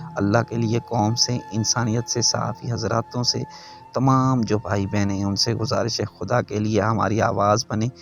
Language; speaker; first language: Urdu; non-native, local second language; Sindhi